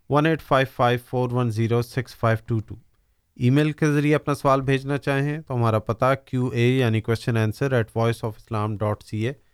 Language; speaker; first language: Urdu; native; Urdu